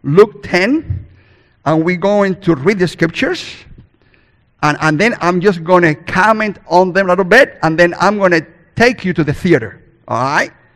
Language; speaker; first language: English; non-native, fluent; Spanish